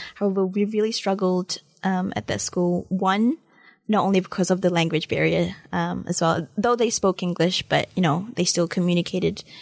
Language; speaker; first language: English; early bilingual, other home language; Malay